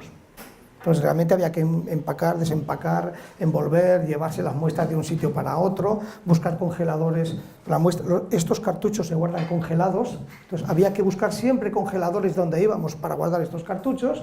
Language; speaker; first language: Spanish; native; Spanish